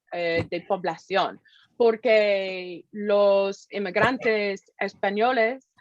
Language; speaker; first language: Spanish; non-native, fluent; English